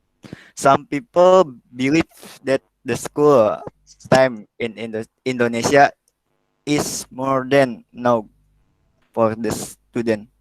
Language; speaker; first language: English; non-native, learner; Indonesian